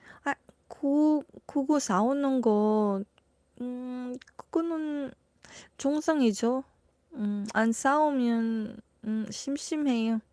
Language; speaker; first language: Korean; non-native, learner; Filipino